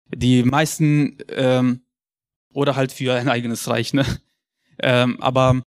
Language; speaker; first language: German; early bilingual, other home language; Russian